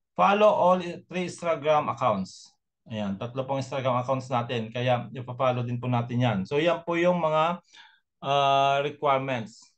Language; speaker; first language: Filipino; native; Filipino